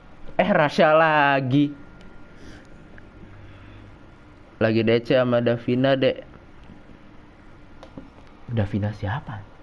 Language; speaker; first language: Indonesian; native; Indonesian